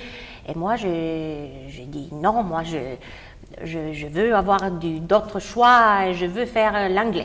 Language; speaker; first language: French; non-native, fluent; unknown